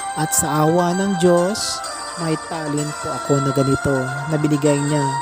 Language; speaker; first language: Filipino; non-native, local second language; Cebuano